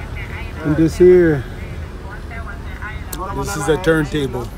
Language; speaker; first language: English; native; English